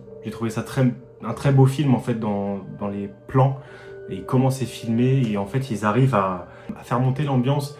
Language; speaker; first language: French; native; French